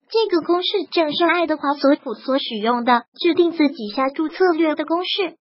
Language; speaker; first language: Chinese; native; Chinese